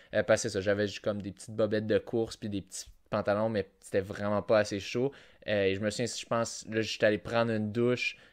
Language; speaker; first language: French; native; French